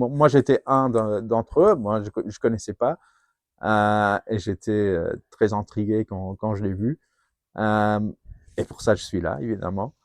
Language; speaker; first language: French; non-native, fluent; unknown